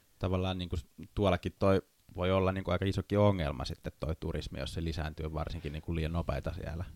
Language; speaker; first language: Finnish; native; Finnish